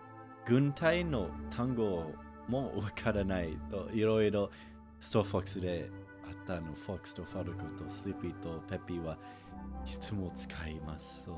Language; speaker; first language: Japanese; non-native, learner; English